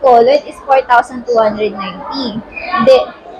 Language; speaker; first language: Filipino; native; Filipino